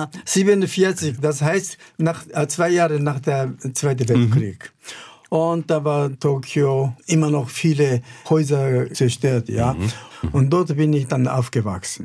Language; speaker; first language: German; non-native, fluent; Japanese